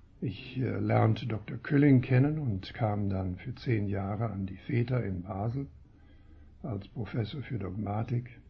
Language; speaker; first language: German; early bilingual, heritage; German